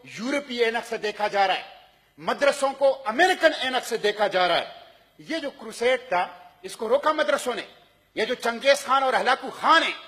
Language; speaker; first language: Urdu; non-native, local second language; Pashto